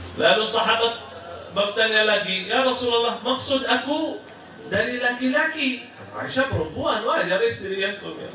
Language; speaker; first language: Malay; non-native, fluent; Arabic